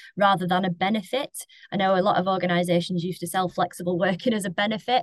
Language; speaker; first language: English; native; English